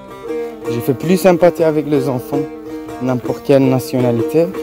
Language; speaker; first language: French; non-native, learner; Kurdish